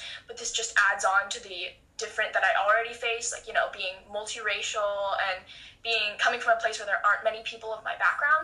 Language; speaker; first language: English; native; English